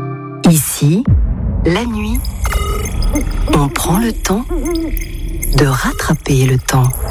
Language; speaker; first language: French; native; French